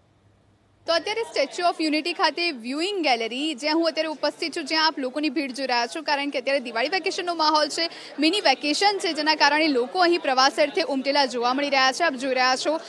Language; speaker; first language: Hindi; non-native, local second language; Gujarati